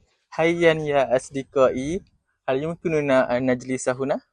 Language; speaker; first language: Arabic; non-native, learner; Malay